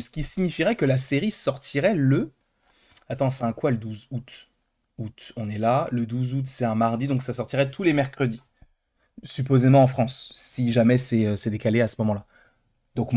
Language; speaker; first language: French; native; French